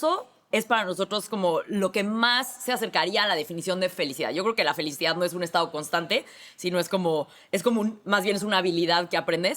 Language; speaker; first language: Spanish; native; Spanish